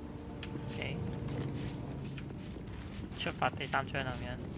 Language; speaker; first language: Chinese; native; Chinese